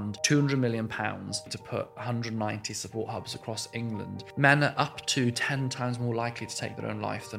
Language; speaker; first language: English; native; English